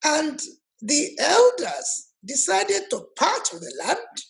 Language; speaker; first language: English; non-native, local second language; Yoruba